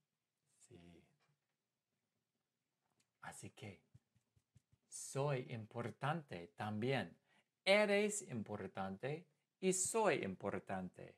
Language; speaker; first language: Spanish; non-native, fluent; English